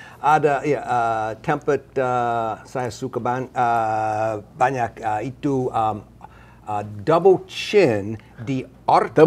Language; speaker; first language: Indonesian; non-native, learner; English